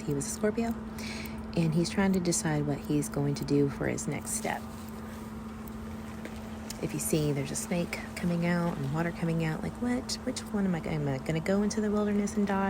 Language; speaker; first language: English; native; English